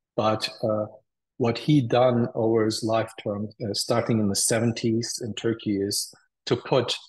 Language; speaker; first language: English; early bilingual, other home language; Turkish